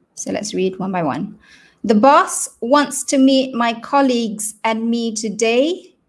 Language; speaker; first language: English; non-native, local second language; Malay